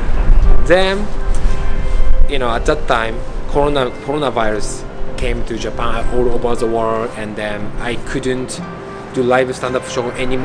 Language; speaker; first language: English; non-native, fluent; Japanese